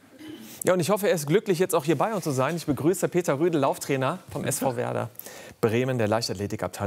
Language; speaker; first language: German; native; German